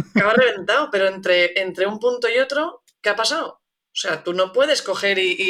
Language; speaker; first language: Spanish; native; Spanish